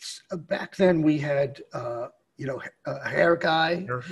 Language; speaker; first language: English; native; English